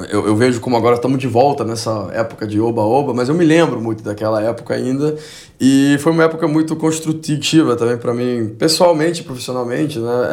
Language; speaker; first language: Portuguese; non-native, fluent; Spanish